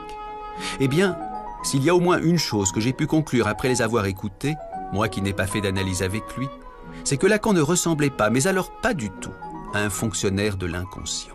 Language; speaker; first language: French; native; French